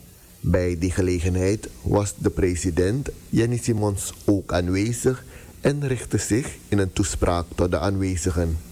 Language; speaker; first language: Dutch; native; Dutch